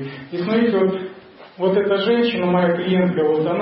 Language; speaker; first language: Russian; native; Russian